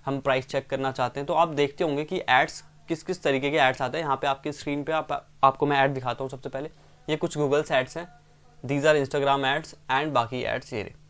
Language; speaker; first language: Hindi; native; Hindi